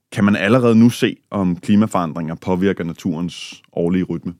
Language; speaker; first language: Danish; native; Danish